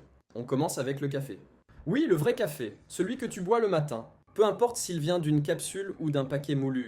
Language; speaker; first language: French; native; French